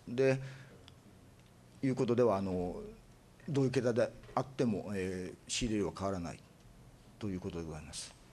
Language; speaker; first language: Japanese; native; Japanese